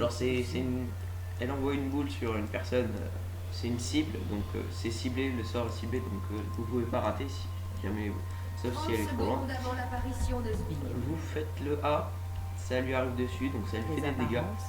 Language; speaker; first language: French; native; French